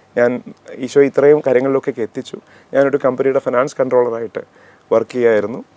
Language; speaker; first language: Malayalam; native; Malayalam